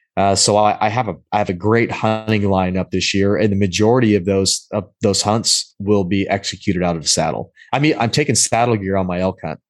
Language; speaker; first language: English; native; English